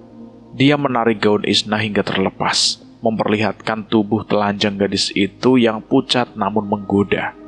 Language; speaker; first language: Indonesian; native; Indonesian